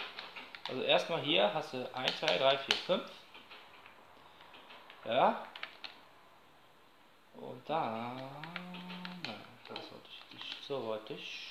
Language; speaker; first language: German; native; German